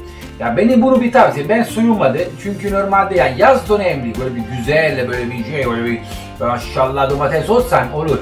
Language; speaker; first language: Turkish; non-native, fluent; Italian